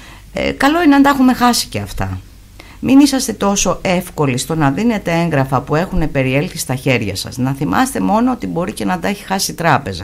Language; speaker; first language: Greek; native; Greek